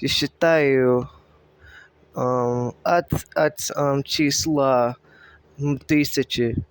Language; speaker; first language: Russian; non-native, learner; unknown